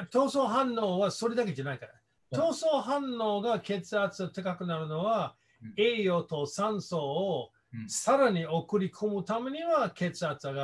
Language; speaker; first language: Japanese; non-native, fluent; English